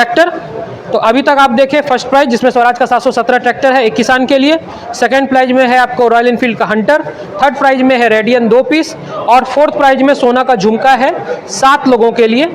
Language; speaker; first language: Hindi; native; Hindi